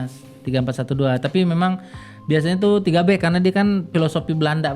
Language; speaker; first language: Indonesian; native; Indonesian